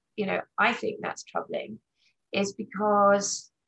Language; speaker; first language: English; native; English